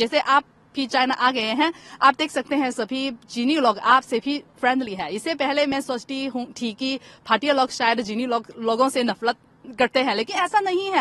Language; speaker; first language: Hindi; non-native, fluent; Chinese